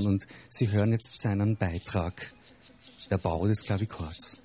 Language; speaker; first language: German; native; German